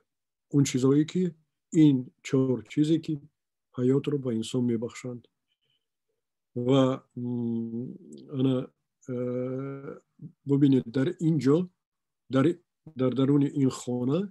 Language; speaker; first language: Persian; non-native, local second language; Shughni